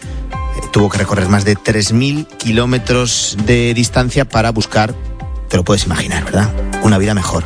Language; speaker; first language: Spanish; native; Spanish